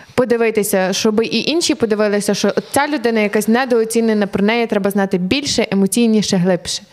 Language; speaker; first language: Ukrainian; native; Ukrainian